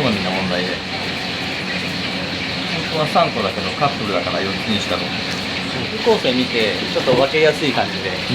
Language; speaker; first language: Japanese; native; Japanese